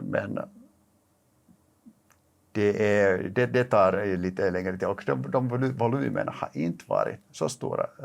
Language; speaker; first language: Swedish; non-native, local second language; Finnish